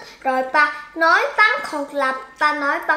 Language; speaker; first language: Vietnamese; early bilingual, heritage; Korean